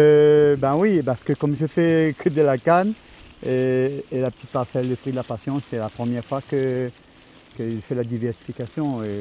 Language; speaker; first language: French; non-native, local second language; Réunion Creole French